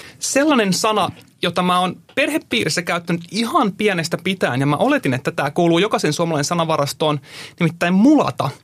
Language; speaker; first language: Finnish; native; Finnish